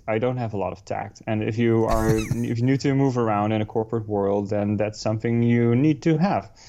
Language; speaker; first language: English; non-native, fluent; Dutch